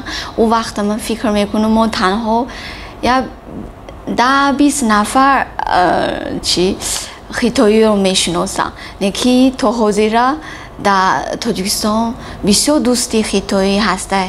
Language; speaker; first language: Persian; non-native, learner; Chinese